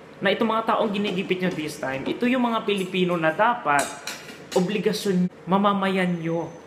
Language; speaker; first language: Filipino; native; Filipino